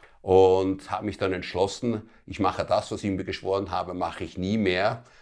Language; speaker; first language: German; early bilingual, other home language; Italian